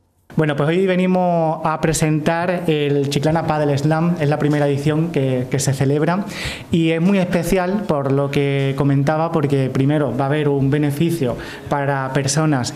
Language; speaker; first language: Spanish; native; Spanish